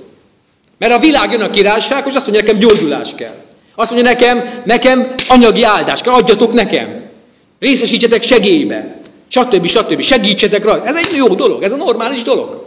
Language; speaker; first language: Hungarian; native; Hungarian